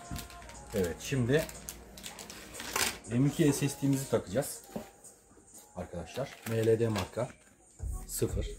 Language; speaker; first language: Turkish; native; Turkish